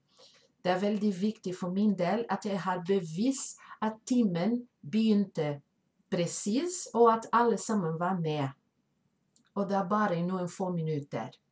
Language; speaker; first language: Norwegian; non-native, fluent; Spanish